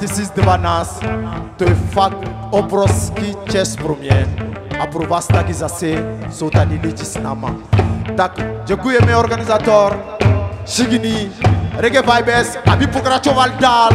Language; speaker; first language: Czech; non-native, learner; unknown